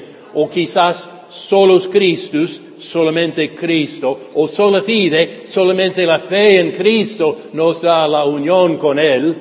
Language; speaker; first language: Spanish; non-native, fluent; English